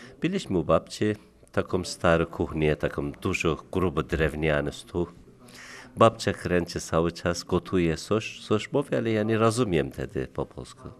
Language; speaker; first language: Polish; non-native, learner; Turkish